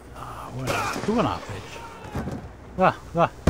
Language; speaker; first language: English; native; English